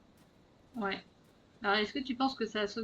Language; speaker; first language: French; native; French